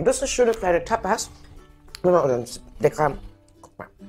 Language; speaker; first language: German; native; German